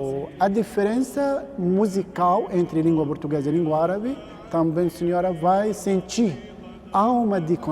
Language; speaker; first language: Portuguese; non-native, learner; Arabic